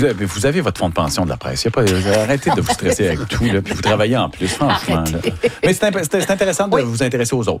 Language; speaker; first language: French; native; French